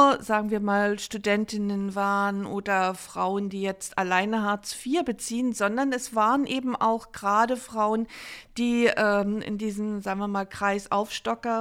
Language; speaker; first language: German; native; German